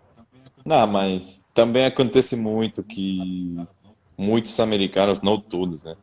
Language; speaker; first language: Portuguese; non-native, fluent; Spanish